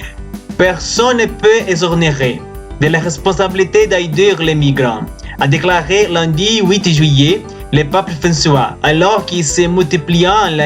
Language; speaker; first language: French; non-native, learner; Spanish